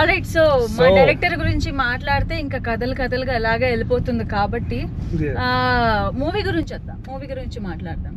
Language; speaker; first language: Telugu; native; Telugu